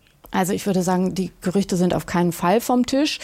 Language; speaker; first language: German; native; German